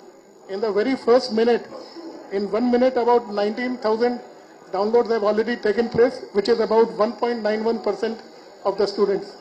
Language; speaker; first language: English; non-native, local second language; Telugu